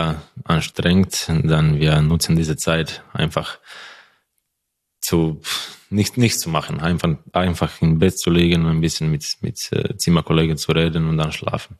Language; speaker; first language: German; non-native, learner; Croatian